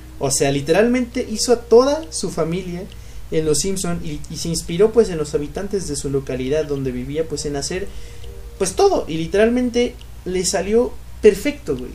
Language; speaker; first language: Spanish; native; Spanish